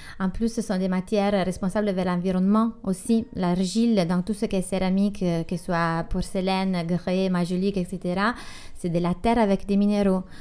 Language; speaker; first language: French; non-native, fluent; Italian